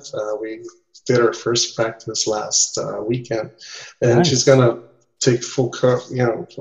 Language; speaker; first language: English; non-native, fluent; Spanish